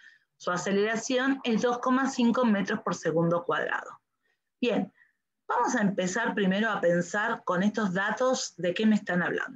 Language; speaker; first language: Spanish; native; Spanish